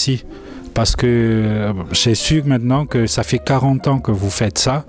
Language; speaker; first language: French; non-native, local second language; Malagasy